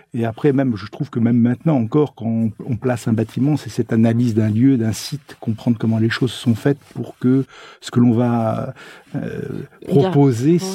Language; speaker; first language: French; native; French